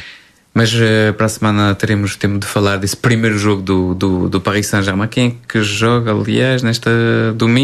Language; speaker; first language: Portuguese; native; Portuguese